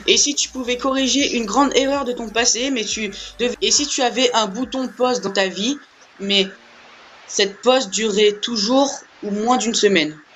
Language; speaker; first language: French; native; French